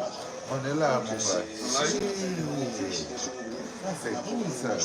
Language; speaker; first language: French; non-native, learner; Portuguese